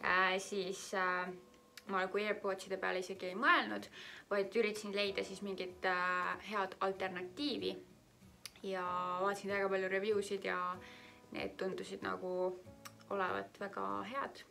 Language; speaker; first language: Estonian; native; Estonian